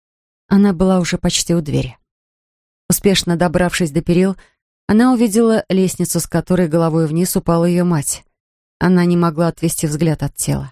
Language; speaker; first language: Russian; native; Russian